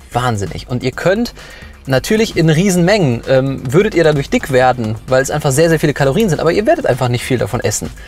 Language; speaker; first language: German; early bilingual, other home language; Polish